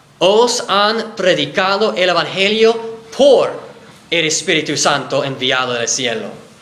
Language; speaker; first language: Spanish; non-native, fluent; English